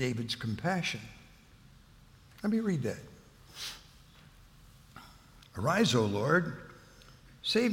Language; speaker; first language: English; native; English